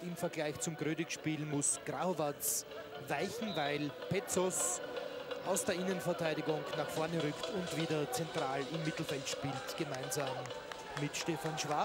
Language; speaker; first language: German; native; German